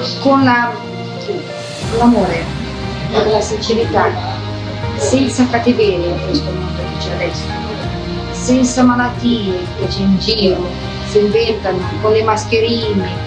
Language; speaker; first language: Italian; non-native, learner; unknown